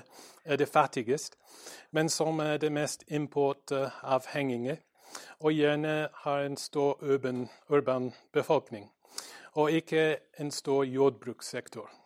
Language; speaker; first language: Norwegian; non-native, learner; English